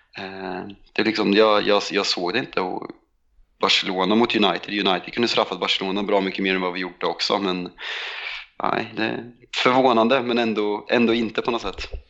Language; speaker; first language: Swedish; native; Swedish